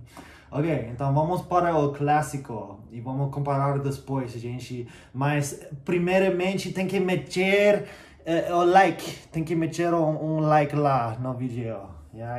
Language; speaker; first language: Portuguese; non-native, learner; English